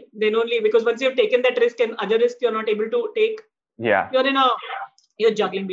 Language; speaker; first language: English; non-native, local second language; Hindi